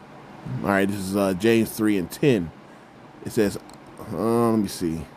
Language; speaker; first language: English; native; English